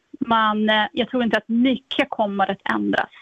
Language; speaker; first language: Swedish; non-native, fluent; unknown